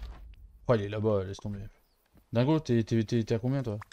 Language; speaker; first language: French; native; French